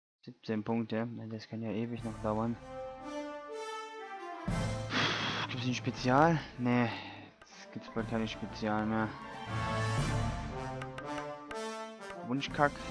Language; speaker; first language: German; native; German